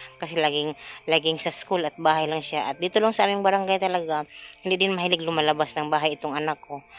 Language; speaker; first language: Filipino; non-native, local second language; Cebuano